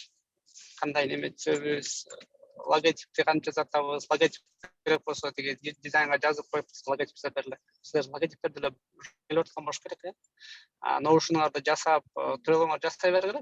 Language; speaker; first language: Kyrgyz; native; Kyrgyz